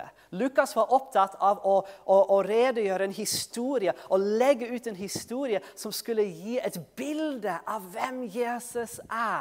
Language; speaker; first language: Norwegian; non-native, fluent; English